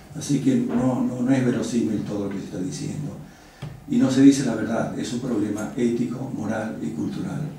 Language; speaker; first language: Spanish; non-native, local second language; Russian